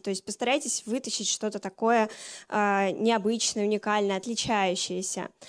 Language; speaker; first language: Russian; native; Russian